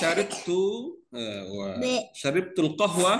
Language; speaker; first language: Arabic; non-native, learner; Indonesian